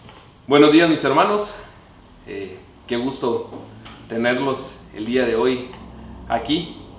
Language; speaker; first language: Spanish; native; Spanish